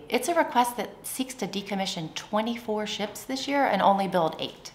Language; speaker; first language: English; native; English